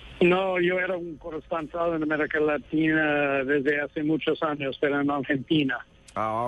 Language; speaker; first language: Spanish; non-native, fluent; English